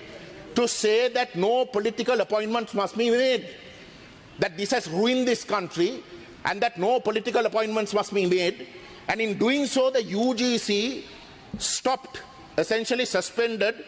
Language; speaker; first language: English; non-native, local second language; Tamil